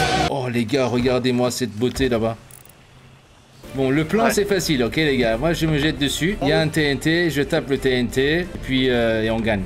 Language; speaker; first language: French; native; French